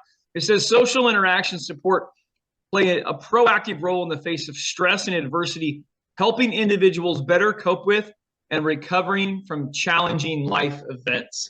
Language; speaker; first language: English; native; English